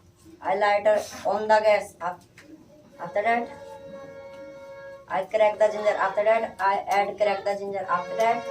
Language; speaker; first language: English; non-native, learner; Hindi